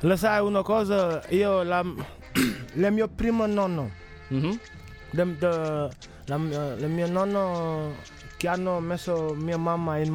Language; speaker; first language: Italian; non-native, learner; Wolof